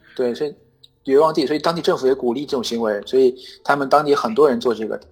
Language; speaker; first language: Chinese; native; Chinese